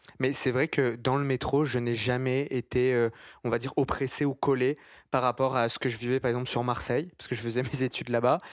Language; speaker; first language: French; native; French